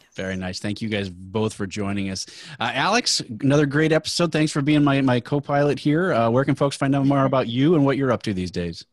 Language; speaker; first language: English; native; English